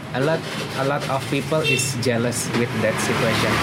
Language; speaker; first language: English; non-native, learner; Indonesian